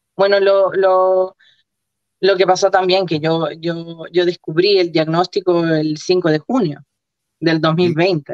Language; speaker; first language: Spanish; early bilingual, other home language; Croatian